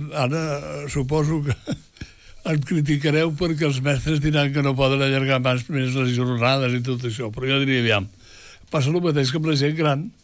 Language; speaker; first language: Catalan; native; Catalan